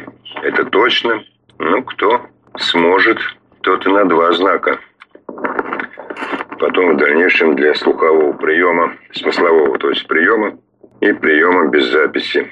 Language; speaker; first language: Russian; native; Russian